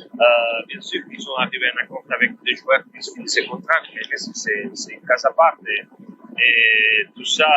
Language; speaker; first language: French; non-native, fluent; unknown